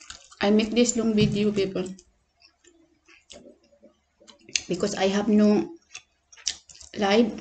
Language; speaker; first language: English; non-native, local second language; Cebuano